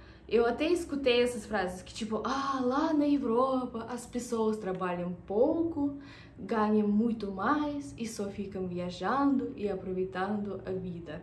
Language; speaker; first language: Portuguese; non-native, fluent; Russian